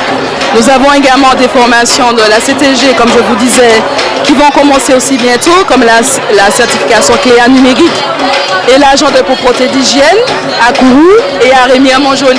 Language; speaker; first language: French; native; French